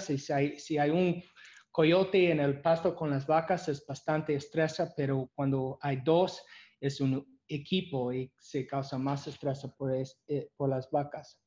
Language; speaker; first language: Spanish; non-native, learner; English